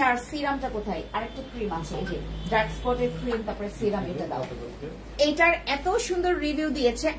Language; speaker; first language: Bangla; non-native, local second language; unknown